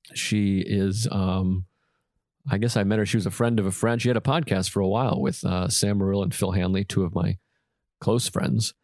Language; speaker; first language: English; native; English